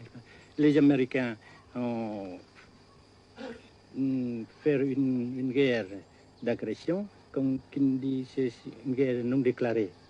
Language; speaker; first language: French; non-native, fluent; Vietnamese